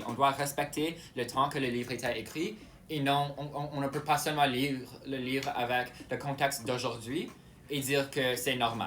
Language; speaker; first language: French; non-native, local second language; English